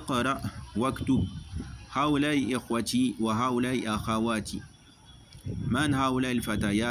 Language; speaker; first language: Arabic; non-native, fluent; French